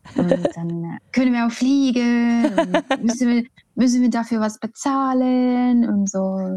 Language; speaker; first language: German; non-native, fluent; Estonian